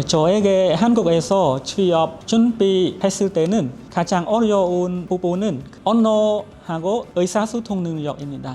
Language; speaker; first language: Korean; non-native, learner; Khmer